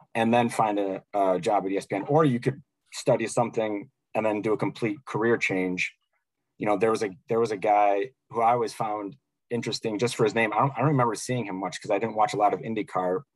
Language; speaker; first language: English; native; English